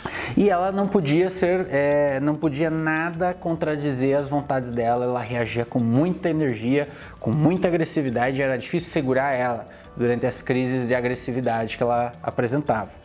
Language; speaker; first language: Portuguese; native; Portuguese